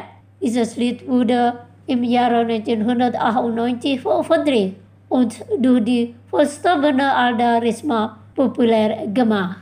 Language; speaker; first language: German; non-native, fluent; Indonesian